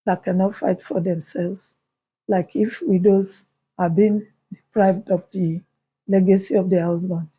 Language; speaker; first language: English; non-native, local second language; Yoruba